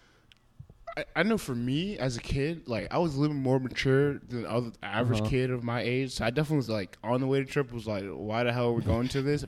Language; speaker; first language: English; native; English